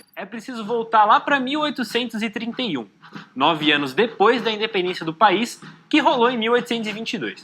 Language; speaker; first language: Portuguese; native; Portuguese